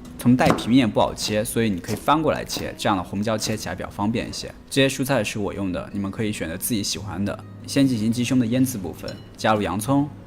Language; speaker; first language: Chinese; native; Chinese